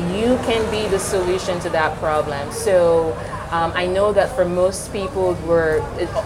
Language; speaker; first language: English; non-native, local second language; Yoruba